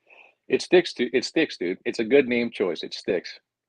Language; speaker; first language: English; native; English